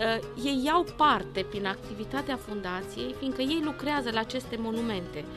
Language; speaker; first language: Romanian; non-native, local second language; German